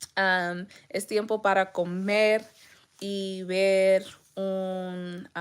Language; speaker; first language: Spanish; non-native, learner; English